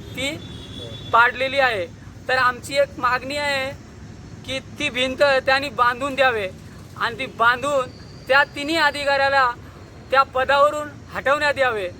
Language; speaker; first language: Marathi; non-native, local second language; Lambadi